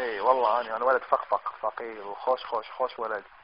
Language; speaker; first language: Arabic; native; Arabic